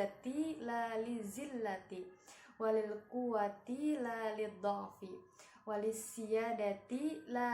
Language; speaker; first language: Arabic; non-native, learner; Indonesian